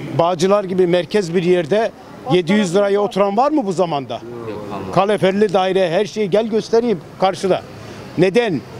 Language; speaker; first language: Turkish; native; Turkish